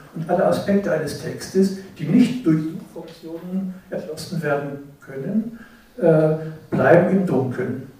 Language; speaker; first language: German; native; German